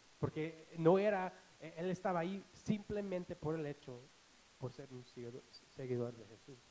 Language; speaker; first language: Spanish; non-native, fluent; English